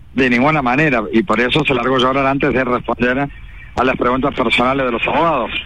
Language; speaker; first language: Spanish; native; Spanish